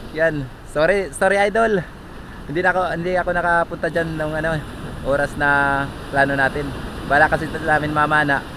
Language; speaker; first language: Filipino; non-native, local second language; Hiligaynon